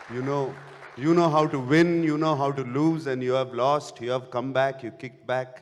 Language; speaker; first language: English; non-native, local second language; Telugu